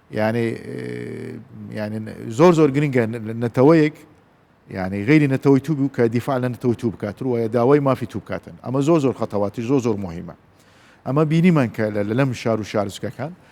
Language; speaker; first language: Central Kurdish; non-native, local second language; Turkmen